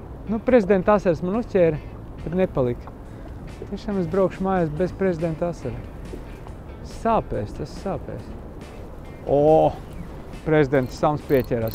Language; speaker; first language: Latvian; native; Latvian